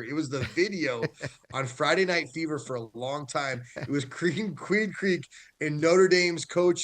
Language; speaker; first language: English; native; English